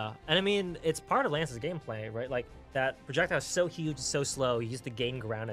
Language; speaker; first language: English; native; English